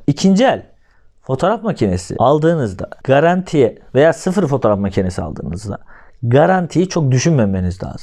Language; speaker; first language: Turkish; native; Turkish